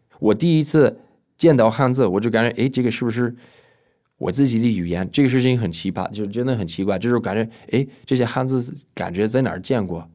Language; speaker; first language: Chinese; non-native, fluent; English